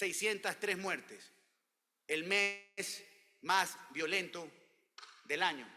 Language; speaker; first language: Spanish; native; Spanish